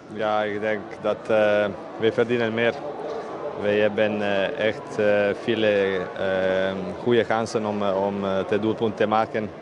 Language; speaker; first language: Dutch; non-native, learner; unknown